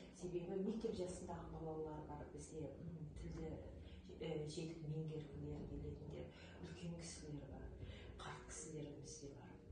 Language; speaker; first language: Kazakh; non-native, local second language; Ukrainian